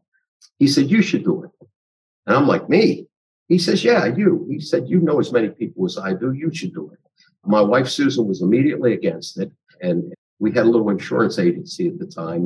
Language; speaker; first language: English; native; English